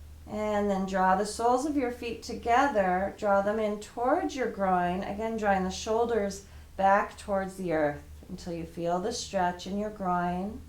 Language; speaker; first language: English; native; English